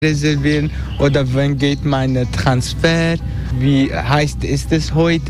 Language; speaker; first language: German; non-native, fluent; Turkish